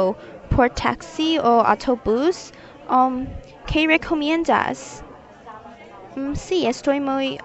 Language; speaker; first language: Spanish; non-native, learner; English